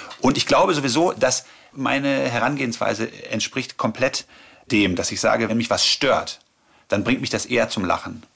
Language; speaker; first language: German; native; German